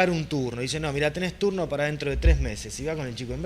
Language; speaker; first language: Spanish; native; Spanish